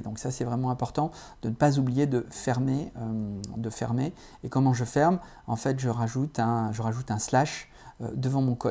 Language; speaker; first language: French; native; French